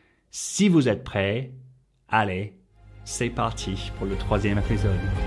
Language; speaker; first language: French; non-native, fluent; English